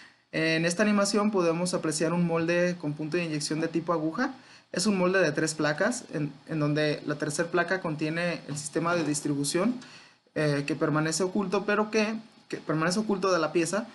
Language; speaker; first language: Spanish; native; Spanish